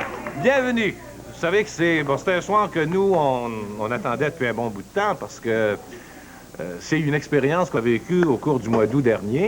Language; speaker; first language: French; native; French